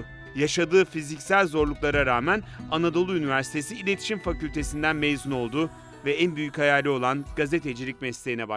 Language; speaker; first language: Turkish; native; Turkish